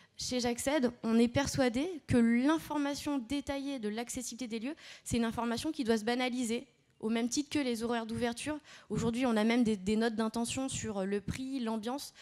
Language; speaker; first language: French; native; French